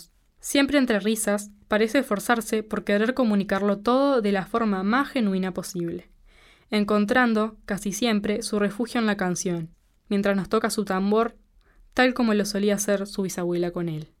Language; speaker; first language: Spanish; native; Spanish